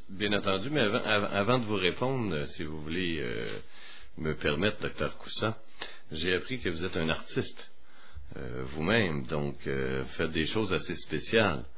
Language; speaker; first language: French; native; French